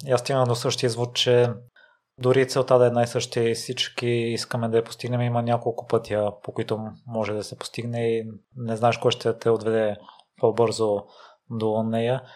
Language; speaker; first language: Bulgarian; native; Bulgarian